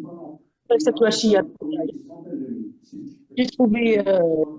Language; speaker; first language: French; non-native, local second language; Arabic